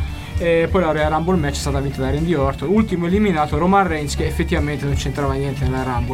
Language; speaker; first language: Italian; native; Italian